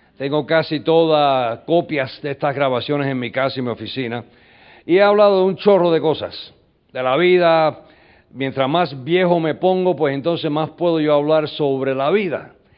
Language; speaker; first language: Spanish; early bilingual, heritage; English